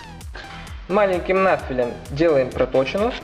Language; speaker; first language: Russian; native; Russian